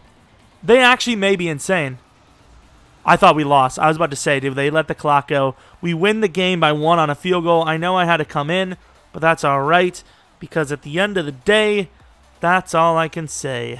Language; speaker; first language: English; native; English